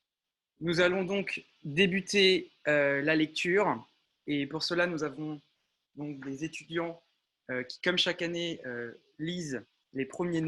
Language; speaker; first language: French; native; French